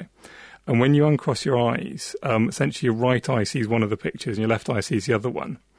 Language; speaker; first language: English; native; English